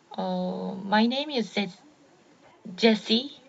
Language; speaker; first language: English; non-native, learner; Korean